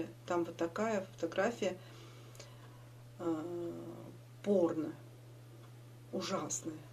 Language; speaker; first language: Russian; native; Russian